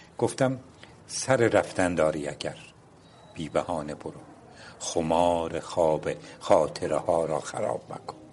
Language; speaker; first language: Persian; non-native, local second language; Azerbaijani